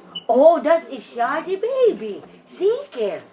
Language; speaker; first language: German; non-native, learner; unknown